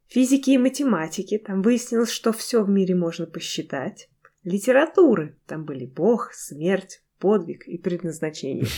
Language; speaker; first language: Russian; native; Russian